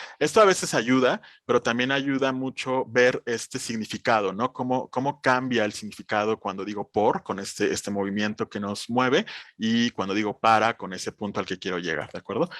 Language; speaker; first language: Spanish; native; Spanish